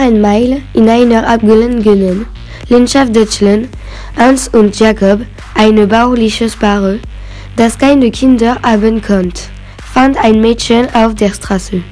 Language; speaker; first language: German; non-native, learner; French